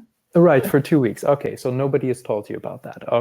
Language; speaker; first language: English; non-native, fluent; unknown